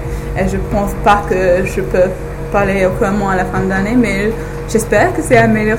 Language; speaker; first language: French; non-native, learner; English